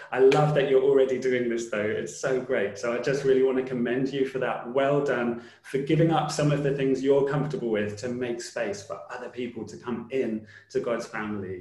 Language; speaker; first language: English; native; English